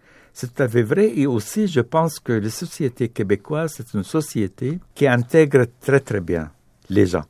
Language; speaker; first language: French; non-native, fluent; Arabic